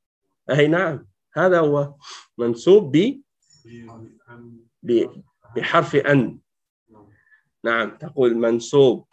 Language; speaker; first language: Arabic; non-native, fluent; French